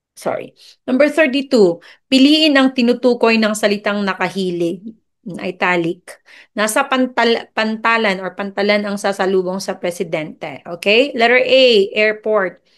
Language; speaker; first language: Filipino; non-native, local second language; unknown